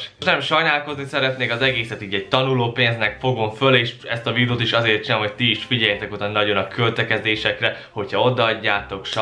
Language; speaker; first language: Hungarian; native; Hungarian